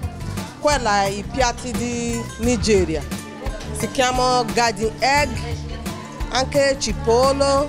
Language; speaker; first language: Italian; non-native, learner; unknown